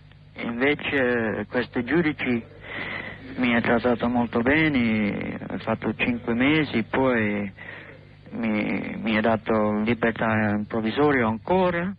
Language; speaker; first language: Italian; non-native, learner; English